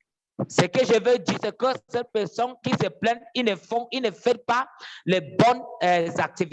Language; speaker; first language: French; non-native, fluent; English